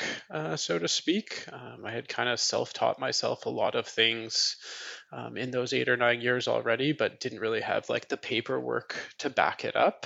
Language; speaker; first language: English; native; English